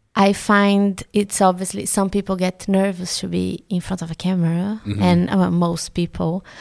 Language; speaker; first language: English; non-native, fluent; Portuguese